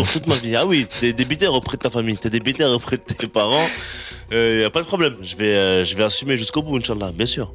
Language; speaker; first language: French; native; French